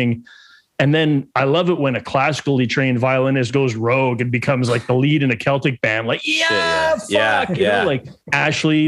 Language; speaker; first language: English; native; English